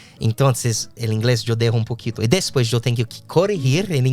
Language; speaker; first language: Spanish; non-native, fluent; English